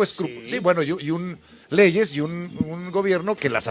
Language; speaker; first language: Spanish; native; Spanish